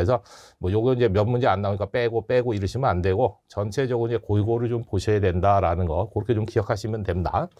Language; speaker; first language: Korean; native; Korean